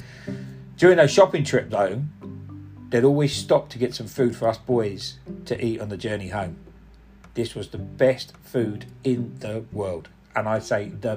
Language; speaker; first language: English; non-native, local second language; Punjabi